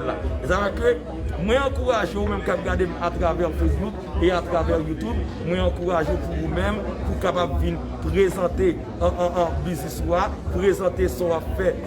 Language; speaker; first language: French; non-native, local second language; Haitian Creole